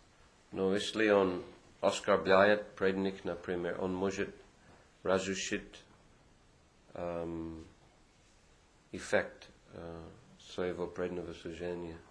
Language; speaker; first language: Russian; non-native, fluent; English